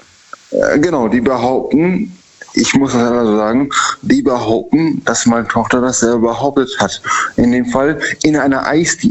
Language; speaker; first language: German; native; German